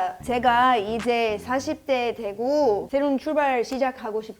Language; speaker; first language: Korean; non-native, learner; English